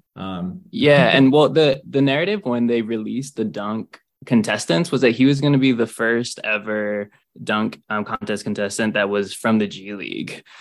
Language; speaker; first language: English; native; English